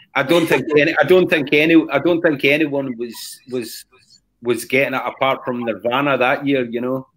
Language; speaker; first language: English; native; English